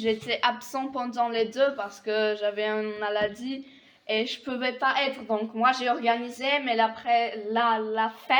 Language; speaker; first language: French; non-native, fluent; Polish